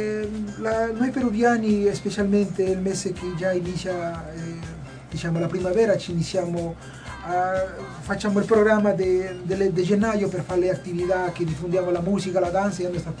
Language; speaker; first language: Italian; non-native, fluent; Spanish